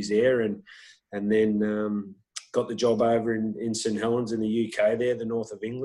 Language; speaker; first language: English; native; English